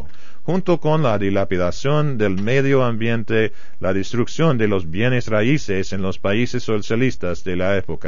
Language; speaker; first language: Spanish; non-native, fluent; English